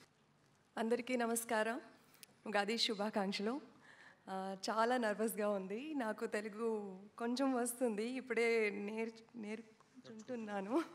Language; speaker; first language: Telugu; non-native, learner; Kannada